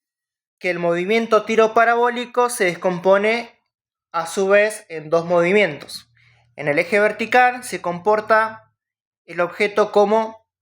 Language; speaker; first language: Spanish; native; Spanish